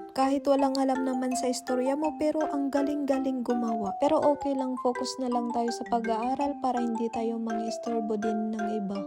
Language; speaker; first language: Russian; non-native, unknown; Waray